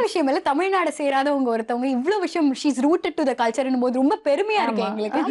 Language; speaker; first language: Tamil; native; Tamil